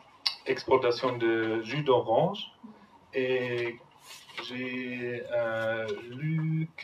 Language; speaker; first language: French; non-native, fluent; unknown